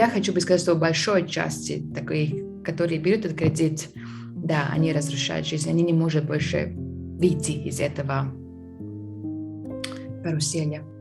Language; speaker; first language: Russian; non-native, fluent; Latvian